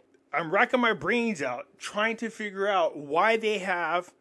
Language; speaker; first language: English; native; English